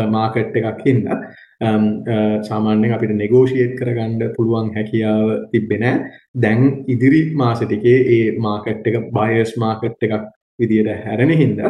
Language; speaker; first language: Sinhala; non-native, local second language; Tamil